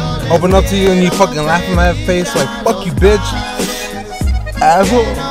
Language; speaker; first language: English; early bilingual, other home language; Spanish